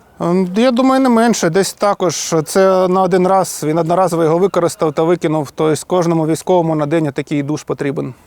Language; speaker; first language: Ukrainian; non-native, local second language; Russian